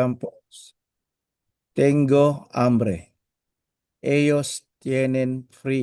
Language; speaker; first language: Spanish; non-native, learner; Filipino